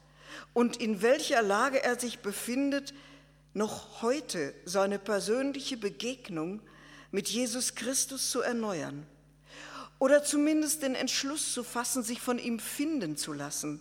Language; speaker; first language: German; native; German